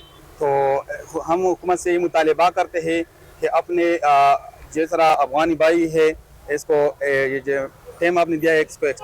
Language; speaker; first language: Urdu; early bilingual, other home language; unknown